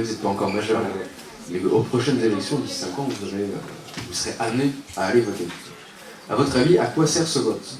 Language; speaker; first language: French; native; French